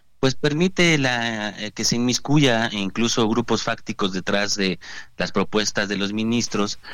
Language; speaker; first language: Spanish; native; Spanish